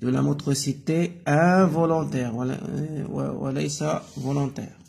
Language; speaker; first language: French; non-native, local second language; Arabic